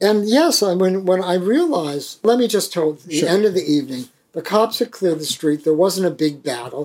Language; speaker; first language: English; native; English